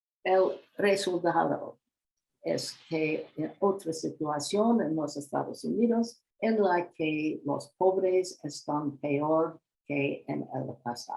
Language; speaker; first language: Spanish; non-native, learner; English